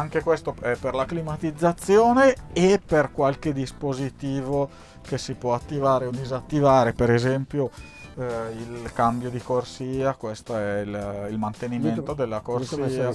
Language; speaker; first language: Italian; native; Italian